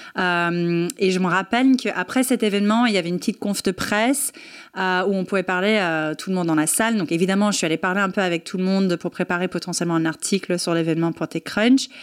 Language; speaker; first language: French; non-native, fluent; English